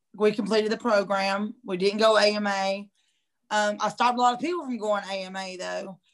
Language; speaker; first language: English; native; English